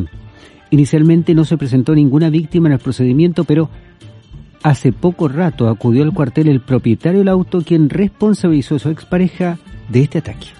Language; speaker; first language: Spanish; native; Spanish